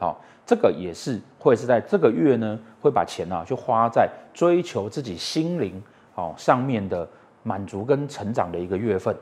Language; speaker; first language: Chinese; native; Chinese